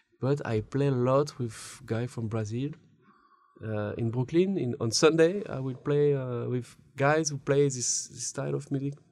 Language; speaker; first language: English; non-native, learner; French